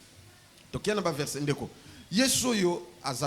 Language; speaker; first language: French; non-native, local second language; Lingala